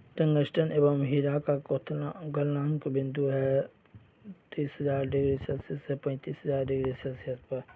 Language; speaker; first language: Hindi; native; Hindi